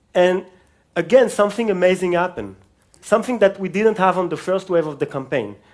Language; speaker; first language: English; non-native, fluent; Hebrew